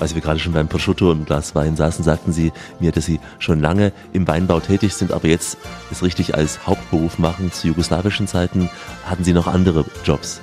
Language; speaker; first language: German; native; German